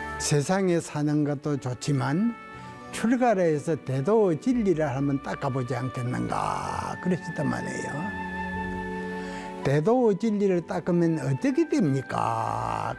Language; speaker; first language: Korean; native; Korean